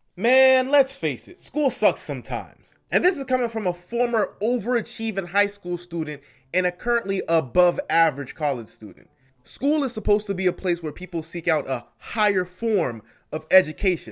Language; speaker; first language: English; native; English